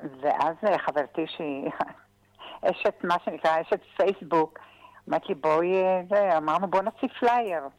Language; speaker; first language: Hebrew; native; Hebrew